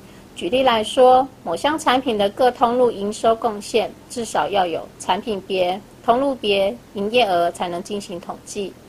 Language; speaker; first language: Chinese; native; Chinese